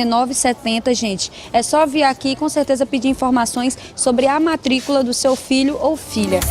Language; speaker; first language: Portuguese; native; Portuguese